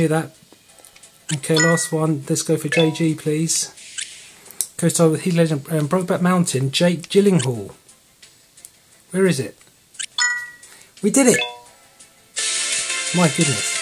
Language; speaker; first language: English; native; English